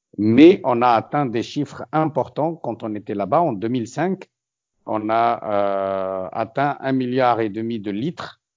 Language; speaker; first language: French; non-native, local second language; Arabic